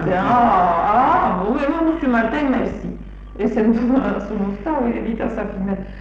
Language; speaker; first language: French; native; French